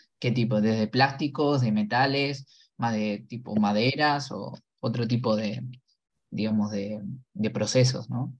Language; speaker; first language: Spanish; native; Spanish